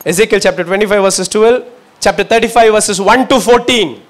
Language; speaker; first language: English; non-native, local second language; Tamil